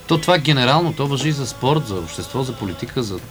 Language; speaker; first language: Bulgarian; native; Bulgarian